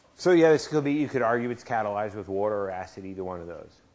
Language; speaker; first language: English; native; English